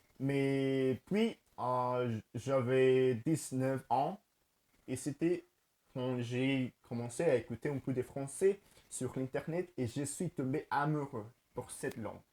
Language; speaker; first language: French; non-native, learner; Spanish